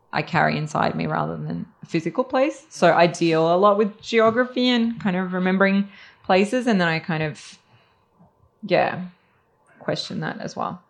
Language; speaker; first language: English; early bilingual, other home language; Serbian